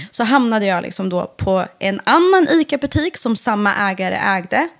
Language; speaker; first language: Swedish; early bilingual, other home language; Persian